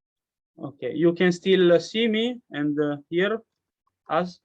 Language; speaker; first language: English; non-native, learner; Italian